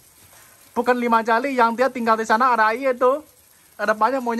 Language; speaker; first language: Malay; non-native, fluent; Chinese